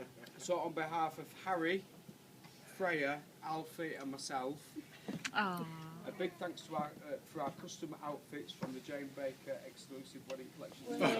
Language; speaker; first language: English; native; English